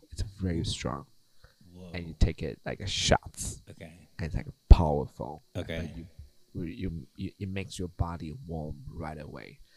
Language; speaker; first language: English; non-native, fluent; Chinese